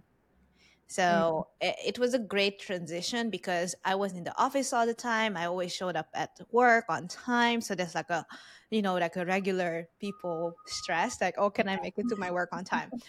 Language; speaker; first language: English; non-native, fluent; Hungarian